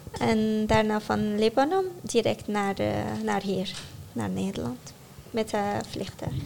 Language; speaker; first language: Dutch; non-native, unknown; Arabic